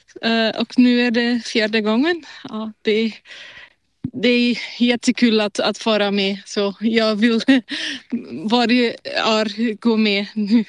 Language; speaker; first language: Swedish; non-native, fluent; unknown